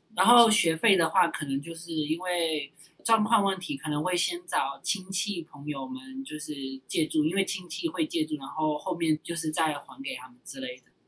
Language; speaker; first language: Chinese; early bilingual, heritage; Chinese